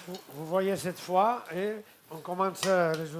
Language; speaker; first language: French; non-native, fluent; Catalan